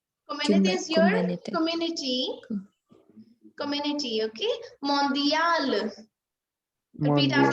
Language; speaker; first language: English; non-native, local second language; Hindi